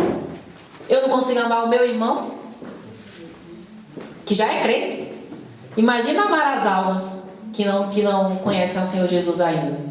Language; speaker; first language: Portuguese; native; Portuguese